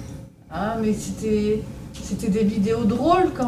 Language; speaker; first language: French; native; French